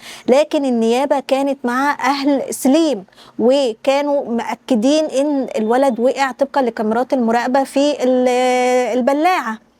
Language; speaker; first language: Arabic; native; Arabic